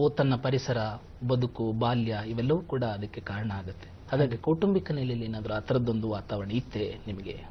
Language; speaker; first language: Kannada; native; Kannada